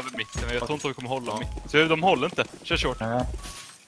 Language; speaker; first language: Swedish; native; Swedish